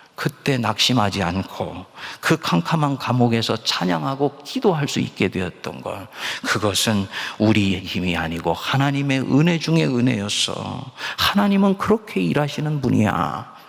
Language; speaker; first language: Korean; native; Korean